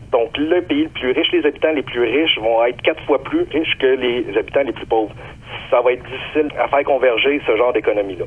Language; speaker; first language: French; native; French